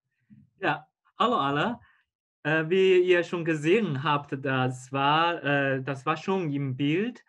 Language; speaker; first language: German; non-native, fluent; Chinese